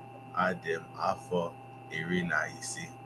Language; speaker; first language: Igbo; non-native, learner; English